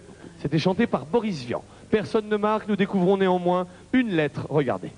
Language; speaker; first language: French; native; French